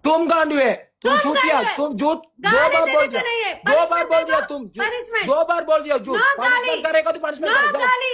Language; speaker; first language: Hindi; non-native, local second language; Tamil